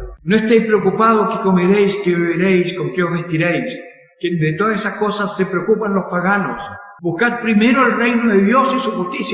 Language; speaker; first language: Spanish; native; Spanish